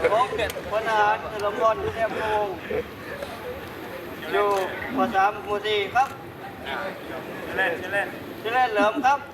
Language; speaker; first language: Thai; native; Thai